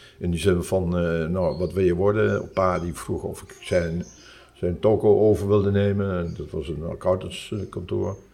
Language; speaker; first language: Dutch; native; Dutch